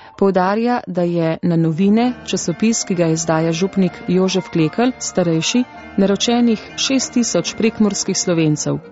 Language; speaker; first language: Slovenian; native; Slovenian